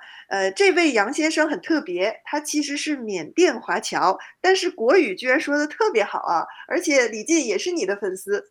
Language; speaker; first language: Chinese; native; Chinese